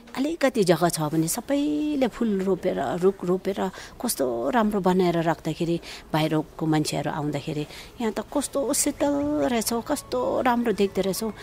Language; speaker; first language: Nepali; non-native, local second language; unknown